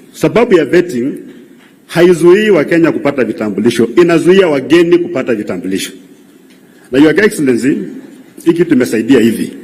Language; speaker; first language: Swahili; non-native, local second language; Luyia